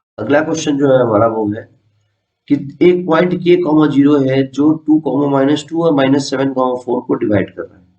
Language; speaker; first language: Hindi; native; Hindi